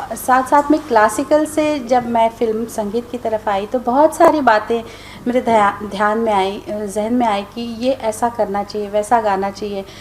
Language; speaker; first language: Hindi; non-native, local second language; Marathi